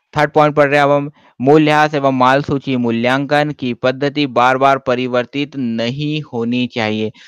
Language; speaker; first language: Hindi; native; Hindi